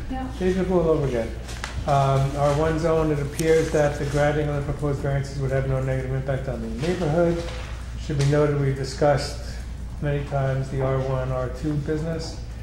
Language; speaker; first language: English; native; English